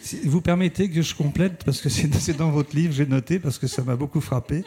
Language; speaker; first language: French; native; French